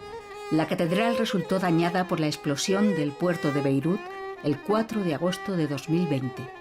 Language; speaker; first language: Spanish; native; Spanish